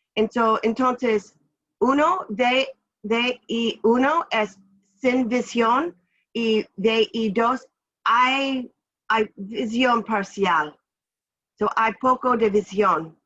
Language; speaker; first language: Spanish; non-native, learner; English